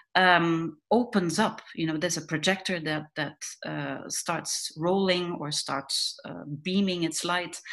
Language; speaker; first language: English; non-native, fluent; Dutch